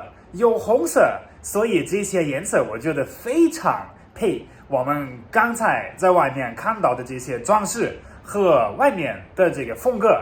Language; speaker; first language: Chinese; non-native, fluent; German